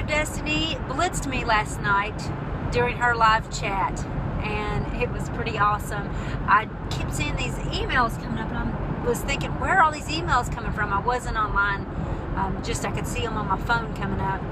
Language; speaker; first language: English; native; English